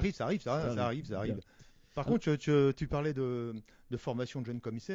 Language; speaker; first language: French; native; French